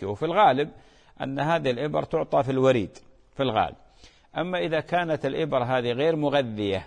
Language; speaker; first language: Arabic; native; Arabic